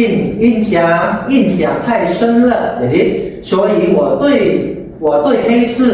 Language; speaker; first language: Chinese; non-native, fluent; Indonesian